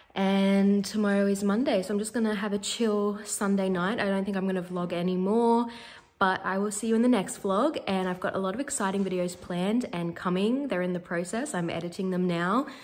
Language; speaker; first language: English; native; English